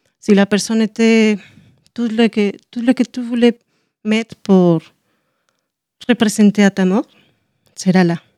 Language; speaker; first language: French; non-native, learner; Spanish